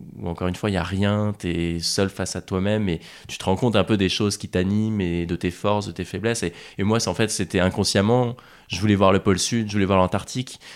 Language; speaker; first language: French; native; French